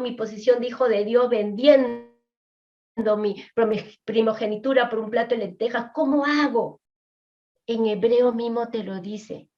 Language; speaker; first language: Spanish; native; Spanish